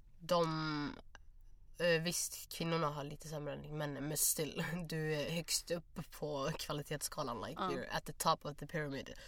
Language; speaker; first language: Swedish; early bilingual, other home language; Somali